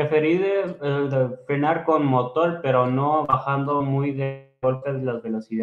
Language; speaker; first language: Spanish; native; Spanish